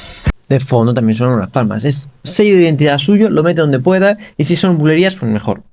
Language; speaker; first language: Spanish; native; Spanish